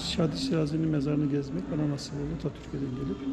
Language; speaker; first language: Turkish; native; Turkish